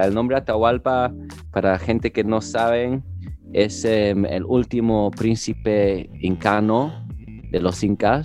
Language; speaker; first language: Spanish; early bilingual, heritage; English